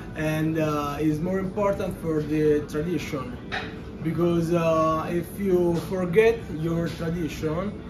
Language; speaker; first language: English; non-native, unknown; Italian